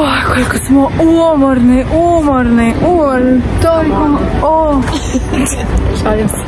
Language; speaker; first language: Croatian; non-native, learner; Russian